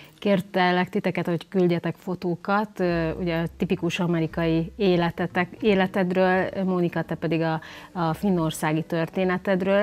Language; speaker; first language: Hungarian; native; Hungarian